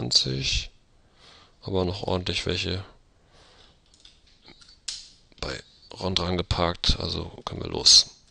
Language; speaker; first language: German; native; German